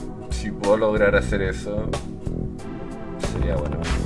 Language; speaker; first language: Spanish; native; Spanish